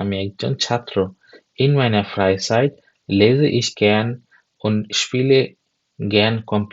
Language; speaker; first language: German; non-native, fluent; Bangla